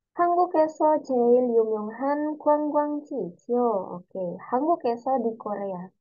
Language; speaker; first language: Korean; non-native, fluent; Indonesian